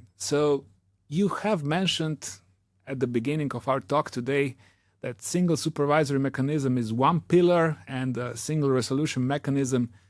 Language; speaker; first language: English; non-native, fluent; Slovenian